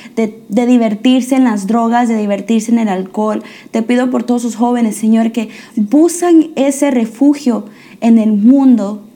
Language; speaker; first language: Spanish; early bilingual, heritage; Spanish